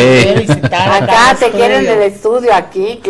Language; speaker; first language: Spanish; native; Spanish